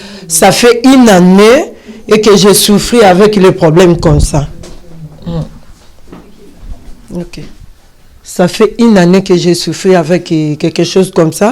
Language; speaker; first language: French; non-native, learner; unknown